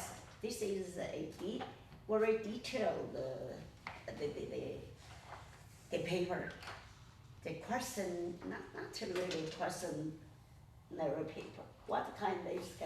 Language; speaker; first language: English; non-native, learner; Chinese